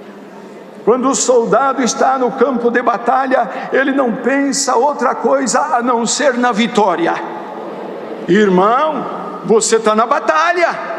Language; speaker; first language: Portuguese; native; Portuguese